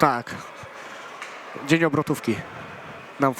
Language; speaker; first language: Polish; native; Polish